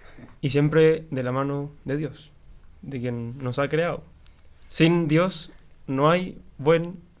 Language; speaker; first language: Spanish; native; Spanish